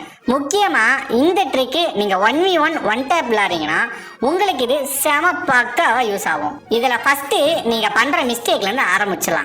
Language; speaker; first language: Tamil; native; Tamil